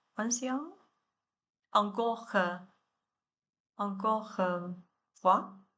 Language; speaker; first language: French; non-native, learner; Chinese